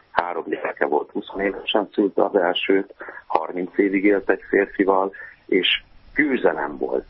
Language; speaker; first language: Hungarian; native; Hungarian